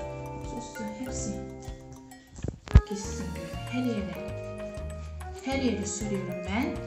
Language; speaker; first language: Turkish; non-native, fluent; Korean